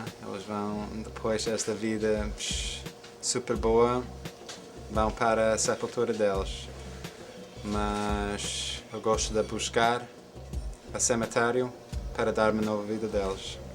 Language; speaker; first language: Portuguese; non-native, fluent; English